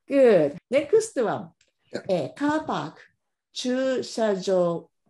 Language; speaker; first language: English; non-native, fluent; Japanese